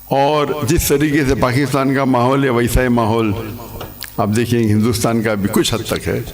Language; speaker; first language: Urdu; non-native, local second language; English